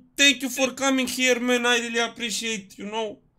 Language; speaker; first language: English; non-native, learner; Romanian